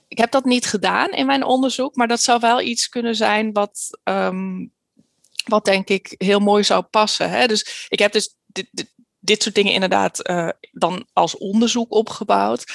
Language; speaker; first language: Dutch; early bilingual, heritage; Dutch